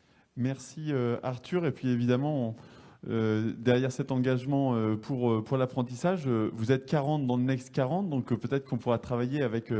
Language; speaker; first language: French; native; French